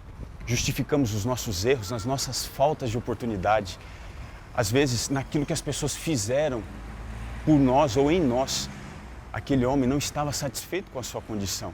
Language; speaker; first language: Portuguese; native; Portuguese